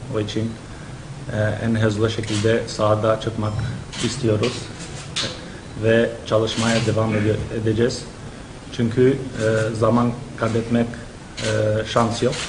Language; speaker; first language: Turkish; non-native, learner; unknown